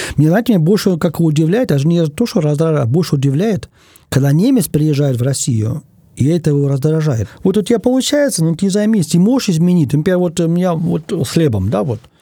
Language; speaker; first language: Russian; non-native, fluent; German